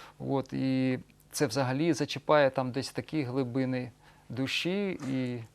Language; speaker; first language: Ukrainian; non-native, local second language; Russian